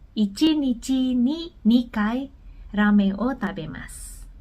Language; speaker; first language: Japanese; non-native, fluent; Indonesian